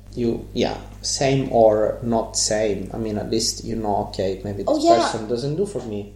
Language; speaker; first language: English; non-native, fluent; Italian